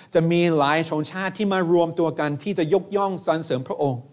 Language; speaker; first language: Thai; non-native, fluent; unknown